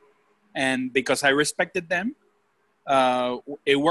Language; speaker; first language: English; non-native, fluent; Spanish